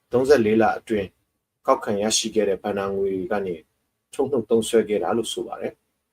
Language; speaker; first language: Burmese; non-native, local second language; Hakha Chin